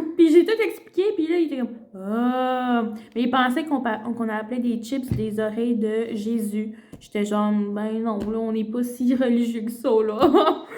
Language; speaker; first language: French; early bilingual, other home language; Spanish